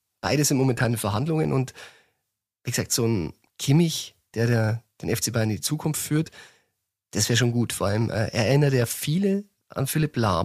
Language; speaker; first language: German; native; German